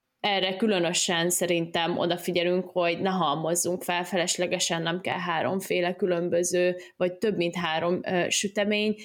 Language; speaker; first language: Hungarian; early bilingual, heritage; Hungarian